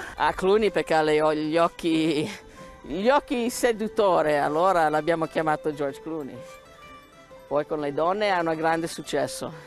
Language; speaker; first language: Italian; early bilingual, heritage; English